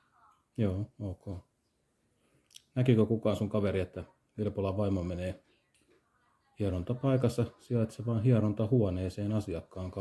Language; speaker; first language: Finnish; native; Finnish